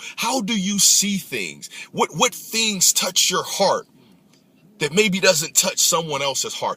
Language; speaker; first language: English; native; English